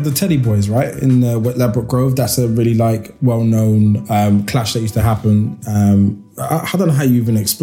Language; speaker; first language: English; native; English